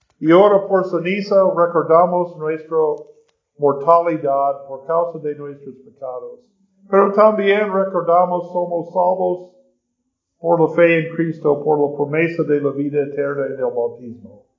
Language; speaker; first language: Spanish; non-native, learner; English